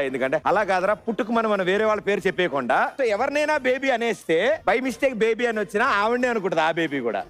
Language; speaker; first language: Telugu; native; Telugu